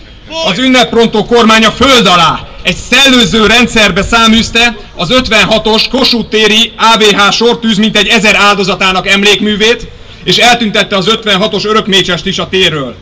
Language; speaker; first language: Hungarian; native; Hungarian